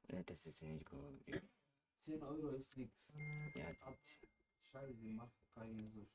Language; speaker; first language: German; non-native, learner; Swahili